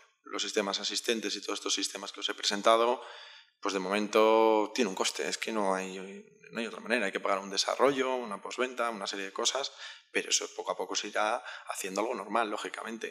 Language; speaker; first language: Spanish; native; Spanish